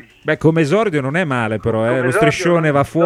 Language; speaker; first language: Italian; native; Italian